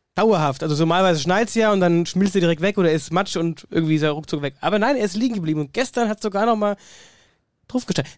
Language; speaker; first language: German; native; German